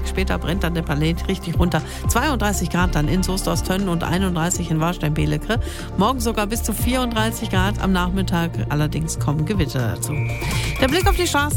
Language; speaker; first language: German; native; German